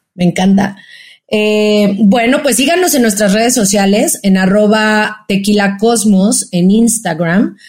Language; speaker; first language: Spanish; native; Spanish